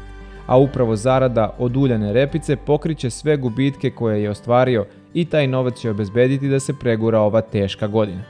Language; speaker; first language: Serbian; native; Serbian